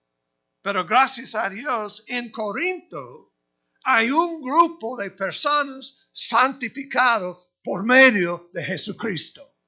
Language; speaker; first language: Spanish; non-native, fluent; English